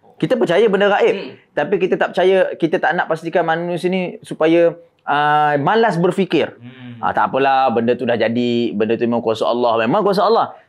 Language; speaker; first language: Malay; native; Malay